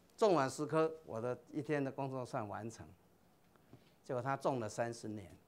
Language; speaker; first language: Chinese; native; Chinese